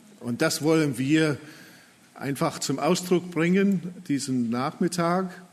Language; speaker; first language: German; non-native, fluent; English